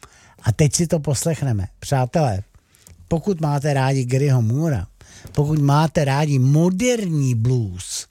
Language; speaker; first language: Czech; native; Czech